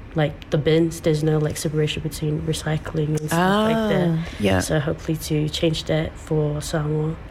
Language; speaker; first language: English; early bilingual, other home language; Samoan